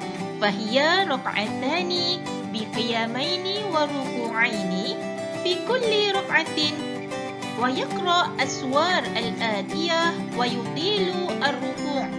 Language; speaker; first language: Arabic; non-native, fluent; Malay